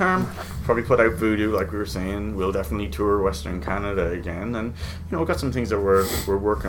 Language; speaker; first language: English; native; English